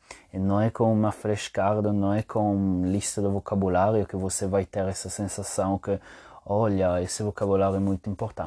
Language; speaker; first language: Portuguese; non-native, fluent; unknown